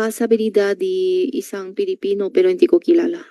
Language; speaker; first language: Filipino; non-native, learner; Chinese